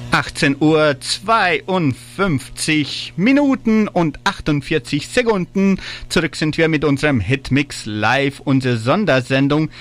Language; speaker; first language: German; early bilingual, heritage; German